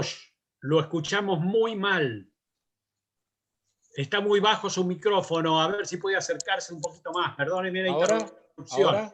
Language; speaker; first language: Spanish; native; Spanish